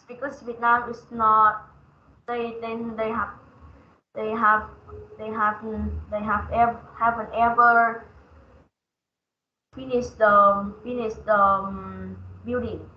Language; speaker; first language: English; non-native, learner; Vietnamese